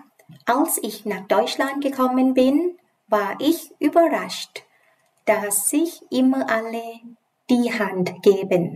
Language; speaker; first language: German; non-native, fluent; Thai